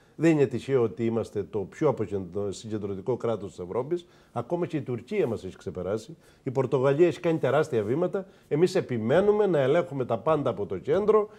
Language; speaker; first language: Greek; native; Greek